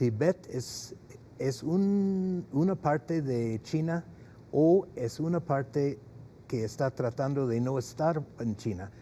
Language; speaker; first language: Spanish; non-native, fluent; English